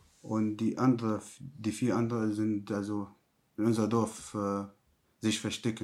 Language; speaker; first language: German; non-native, learner; Arabic